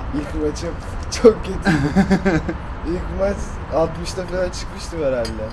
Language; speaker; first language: Turkish; early bilingual, heritage; Turkish